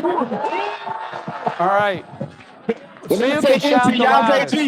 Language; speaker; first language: English; native; English